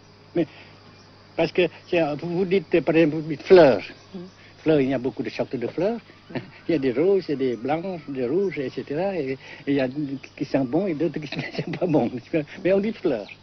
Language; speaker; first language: French; non-native, fluent; Vietnamese